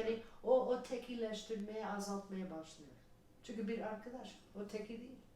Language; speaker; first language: Turkish; non-native, learner; English